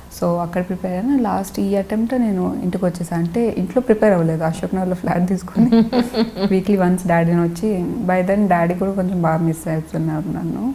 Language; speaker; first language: Telugu; non-native, local second language; Lambadi